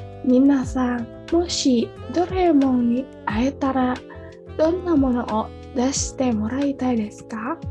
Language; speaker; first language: Japanese; non-native, learner; Indonesian